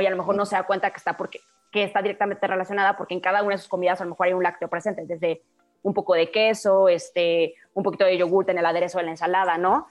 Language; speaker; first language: Spanish; native; Spanish